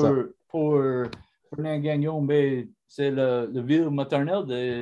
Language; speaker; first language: French; non-native, learner; English